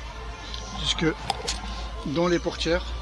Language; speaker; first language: French; native; French